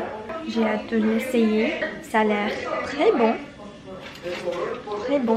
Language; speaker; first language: French; non-native, learner; English